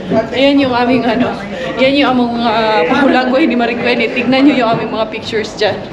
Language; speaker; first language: Filipino; non-native, local second language; Cebuano